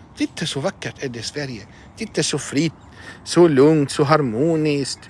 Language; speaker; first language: Swedish; non-native, fluent; Arabic